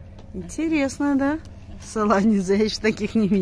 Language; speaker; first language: Russian; native; Russian